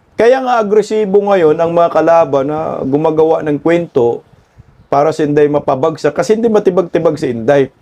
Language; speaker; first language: Filipino; non-native, local second language; Cebuano